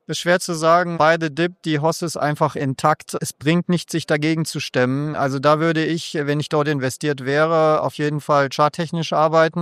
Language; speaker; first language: German; native; German